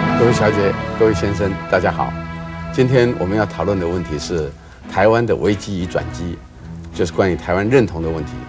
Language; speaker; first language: Chinese; non-native, local second language; Min Nan Chinese